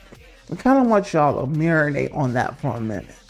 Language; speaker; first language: English; native; English